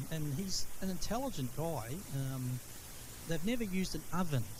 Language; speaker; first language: English; native; English